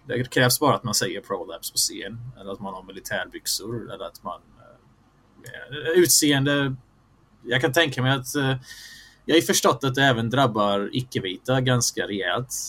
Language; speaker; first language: Swedish; early bilingual, other home language; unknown